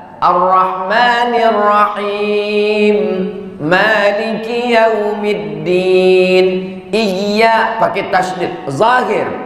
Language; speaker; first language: Malay; native; Malay